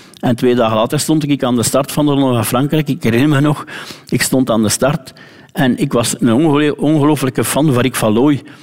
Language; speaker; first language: Dutch; native; Dutch